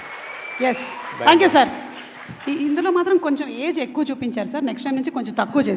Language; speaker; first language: Telugu; native; Telugu